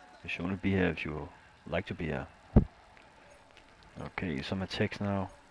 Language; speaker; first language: English; non-native, fluent; Danish